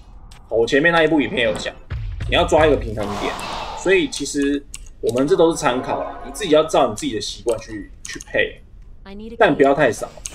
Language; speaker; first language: Chinese; native; Chinese